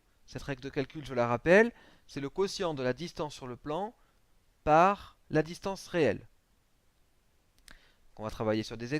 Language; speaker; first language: French; native; French